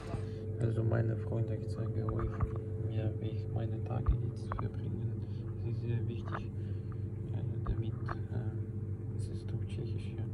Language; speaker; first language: German; non-native, fluent; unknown